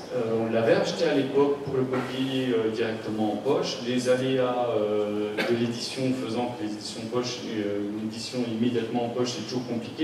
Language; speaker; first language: French; native; French